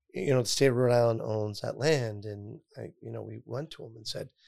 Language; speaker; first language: English; native; English